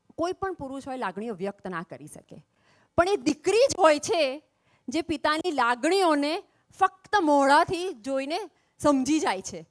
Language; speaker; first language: Gujarati; native; Gujarati